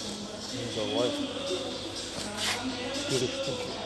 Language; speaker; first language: Russian; non-native, local second language; Ukrainian